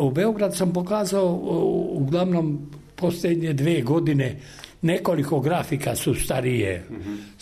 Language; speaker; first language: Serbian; non-native, local second language; Albanian